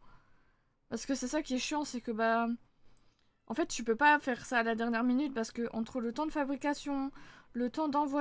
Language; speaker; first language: French; native; French